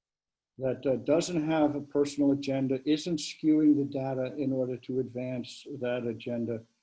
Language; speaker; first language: English; native; English